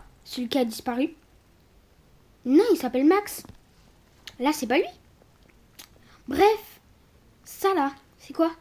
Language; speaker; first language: French; native; French